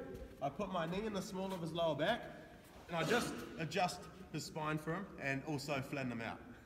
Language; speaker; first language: English; native; English